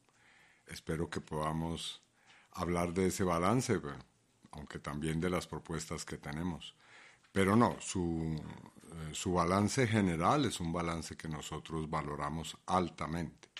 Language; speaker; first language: Spanish; native; Spanish